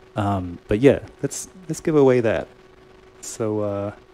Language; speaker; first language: English; native; English